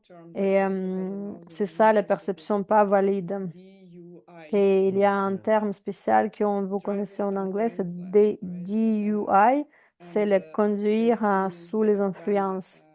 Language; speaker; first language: French; non-native, fluent; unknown